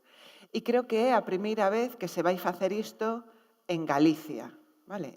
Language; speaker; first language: Galician; native; Galician